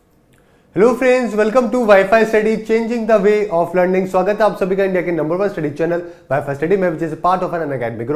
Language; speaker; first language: Hindi; native; Hindi